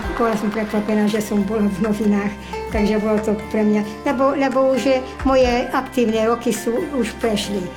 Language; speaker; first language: Slovak; early bilingual, heritage; Slovak